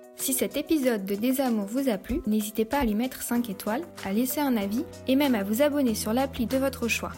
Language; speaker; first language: French; native; French